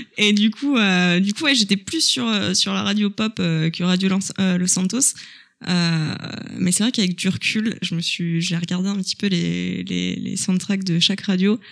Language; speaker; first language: French; native; French